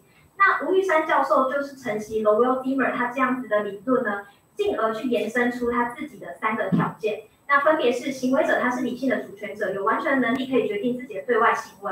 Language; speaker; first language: Chinese; native; Chinese